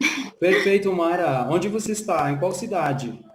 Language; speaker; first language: Portuguese; non-native, fluent; Spanish